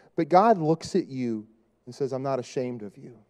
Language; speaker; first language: English; native; English